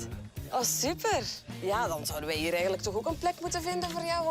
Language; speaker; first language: Dutch; native; Dutch